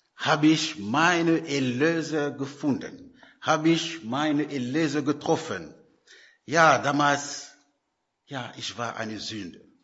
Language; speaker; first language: German; non-native, learner; French